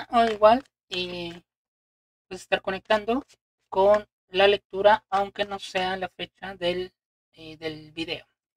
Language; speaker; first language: Spanish; native; Spanish